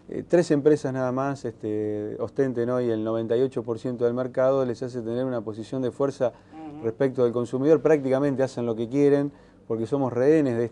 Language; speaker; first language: Spanish; native; Spanish